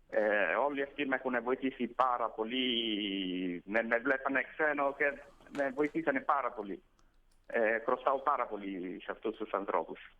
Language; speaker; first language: Greek; non-native, fluent; Italian